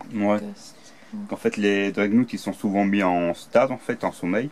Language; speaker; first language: French; native; French